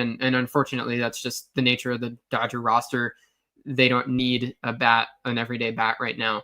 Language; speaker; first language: English; native; English